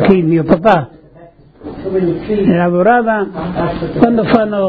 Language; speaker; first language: Italian; early bilingual, heritage; Italian